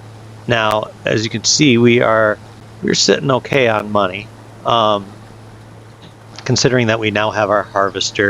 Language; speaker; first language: English; native; English